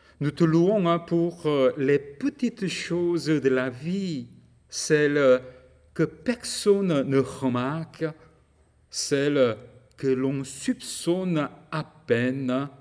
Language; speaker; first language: French; non-native, fluent; Korean